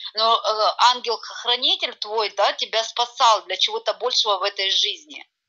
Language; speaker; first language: Russian; native; Russian